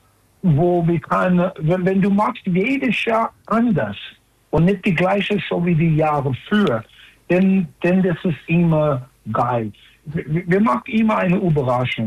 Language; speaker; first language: German; non-native, learner; English